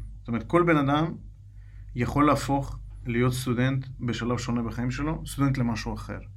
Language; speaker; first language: Hebrew; non-native, fluent; Russian